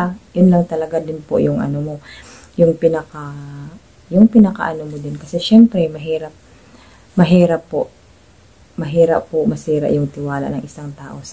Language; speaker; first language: Filipino; native; Filipino